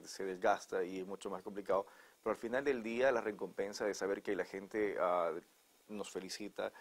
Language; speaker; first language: Spanish; native; Spanish